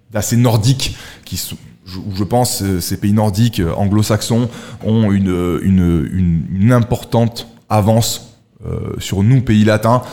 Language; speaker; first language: French; native; French